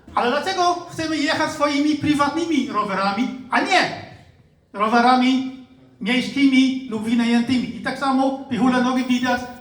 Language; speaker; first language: Polish; non-native, fluent; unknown